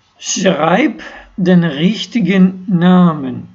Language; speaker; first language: German; non-native, fluent; Ukrainian